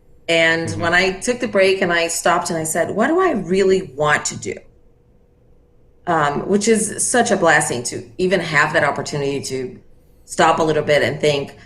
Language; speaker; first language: English; non-native, fluent; Portuguese